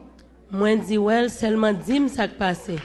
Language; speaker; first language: French; non-native, local second language; Haitian Creole